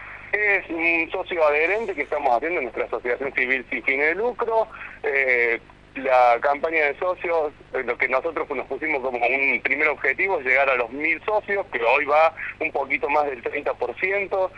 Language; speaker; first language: Spanish; native; Spanish